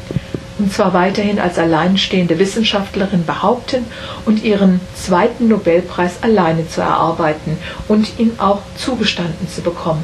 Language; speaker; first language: German; native; German